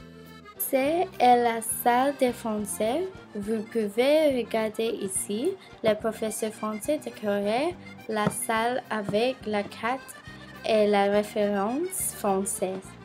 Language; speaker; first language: French; non-native, learner; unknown